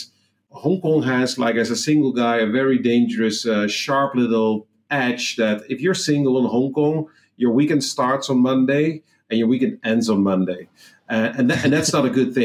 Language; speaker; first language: English; non-native, fluent; Dutch